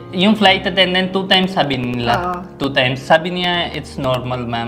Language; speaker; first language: Filipino; non-native, learner; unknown